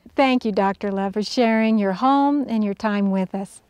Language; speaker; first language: English; native; English